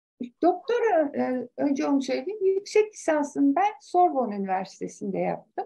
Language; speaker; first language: Turkish; native; Turkish